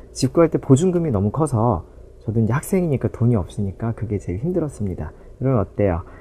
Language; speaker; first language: Korean; native; Korean